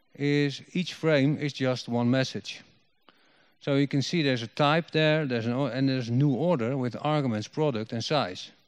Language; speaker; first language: English; non-native, fluent; Dutch